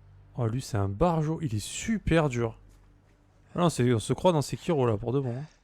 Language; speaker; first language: French; native; French